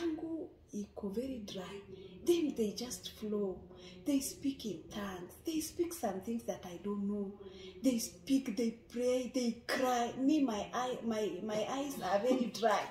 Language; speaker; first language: English; non-native, local second language; Swahili